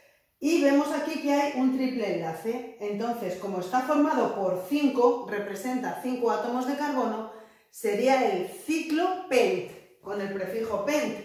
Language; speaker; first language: Spanish; native; Spanish